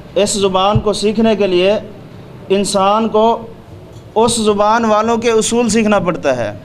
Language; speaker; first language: Urdu; non-native, local second language; Punjabi